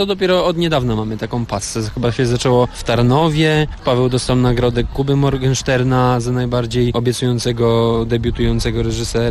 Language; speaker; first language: Polish; native; Polish